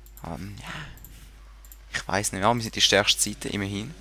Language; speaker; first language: German; native; German